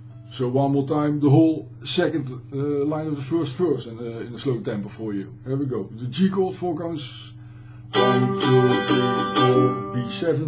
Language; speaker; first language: English; non-native, fluent; Dutch